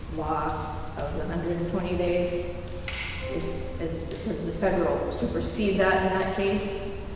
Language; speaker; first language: English; native; English